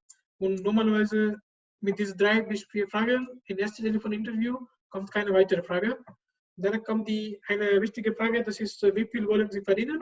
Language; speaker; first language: German; non-native, learner; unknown